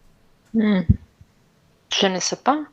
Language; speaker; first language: French; non-native, learner; Portuguese